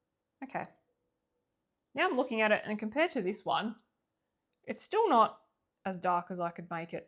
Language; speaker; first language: English; native; English